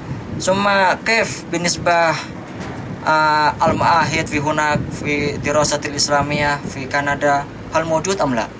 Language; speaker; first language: Arabic; non-native, learner; Indonesian